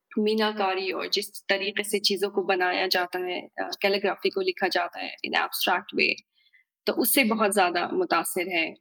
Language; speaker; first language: Hindi; native; Hindi